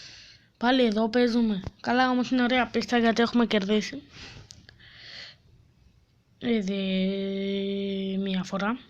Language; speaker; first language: Greek; native; Greek